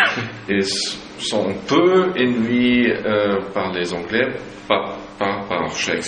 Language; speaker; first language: French; non-native, fluent; German